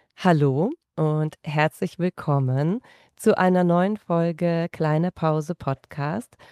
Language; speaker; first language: German; native; German